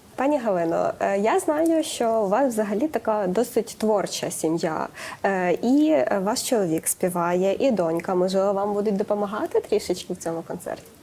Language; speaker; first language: Ukrainian; native; Ukrainian